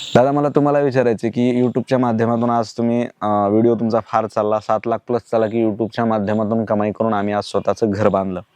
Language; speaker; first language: Marathi; native; Marathi